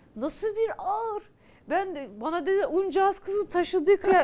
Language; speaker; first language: Turkish; native; Turkish